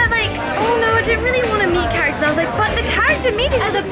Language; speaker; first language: English; native; English